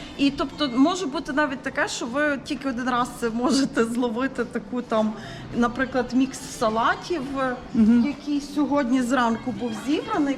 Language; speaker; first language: Ukrainian; native; Ukrainian